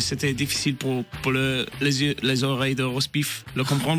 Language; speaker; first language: French; non-native, learner; English